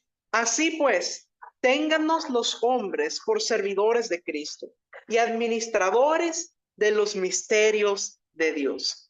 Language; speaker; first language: Spanish; native; Spanish